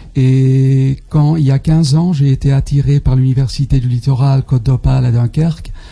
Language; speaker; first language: French; non-native, fluent; Dutch